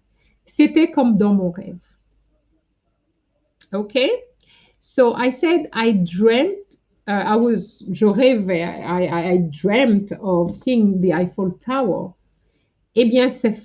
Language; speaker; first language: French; non-native, fluent; English